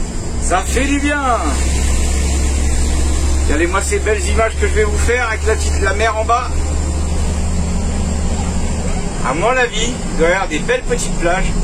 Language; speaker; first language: French; native; French